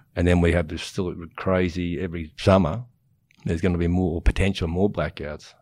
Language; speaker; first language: English; native; English